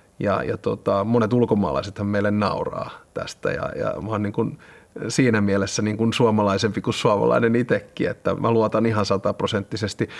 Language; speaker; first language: Finnish; native; Finnish